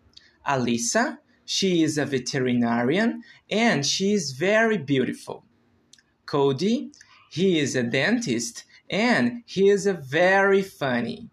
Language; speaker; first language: English; non-native, learner; Portuguese